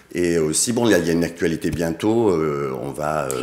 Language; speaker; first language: French; native; French